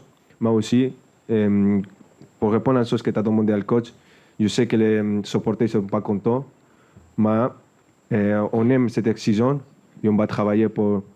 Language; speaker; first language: French; non-native, fluent; Spanish